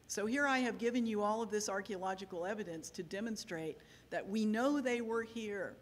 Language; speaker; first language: English; native; English